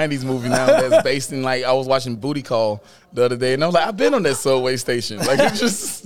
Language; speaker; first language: English; native; English